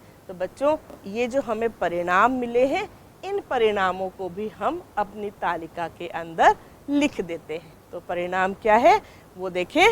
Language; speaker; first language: Hindi; native; Hindi